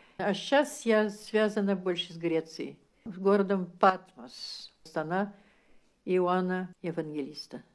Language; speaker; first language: Russian; early bilingual, heritage; Russian